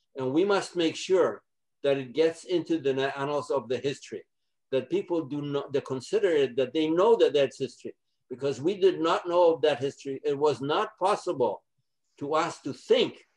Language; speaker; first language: English; non-native, fluent; Polish